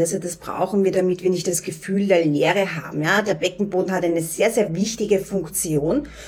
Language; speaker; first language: German; native; German